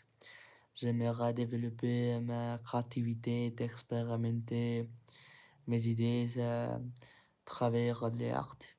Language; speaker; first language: French; non-native, learner; Spanish